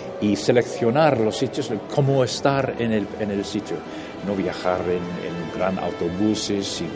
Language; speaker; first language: Spanish; non-native, fluent; English